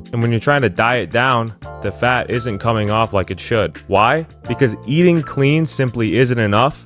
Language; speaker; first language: English; native; English